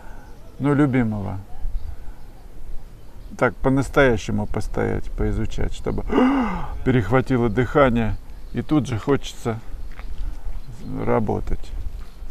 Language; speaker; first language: Russian; native; Russian